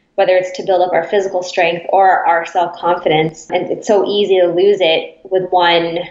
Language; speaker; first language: English; native; English